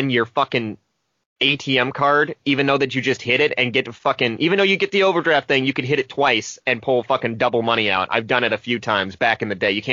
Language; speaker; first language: English; native; English